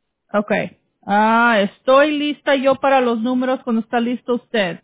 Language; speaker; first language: Spanish; early bilingual, heritage; Spanish